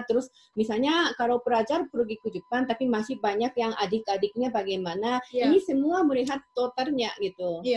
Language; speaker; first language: Indonesian; non-native, fluent; Japanese